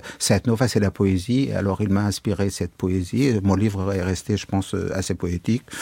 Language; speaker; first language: French; non-native, fluent; Kurdish